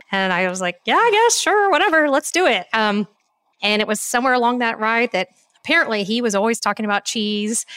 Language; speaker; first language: English; native; English